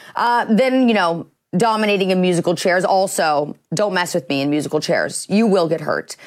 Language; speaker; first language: English; native; English